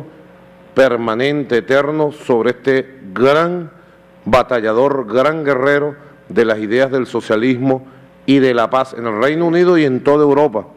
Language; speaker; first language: Spanish; native; Spanish